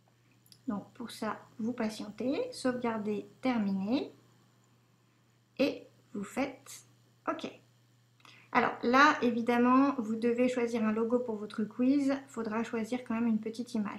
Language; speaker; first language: French; native; French